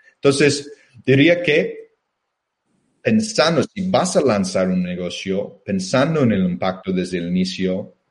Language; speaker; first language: Spanish; non-native, fluent; English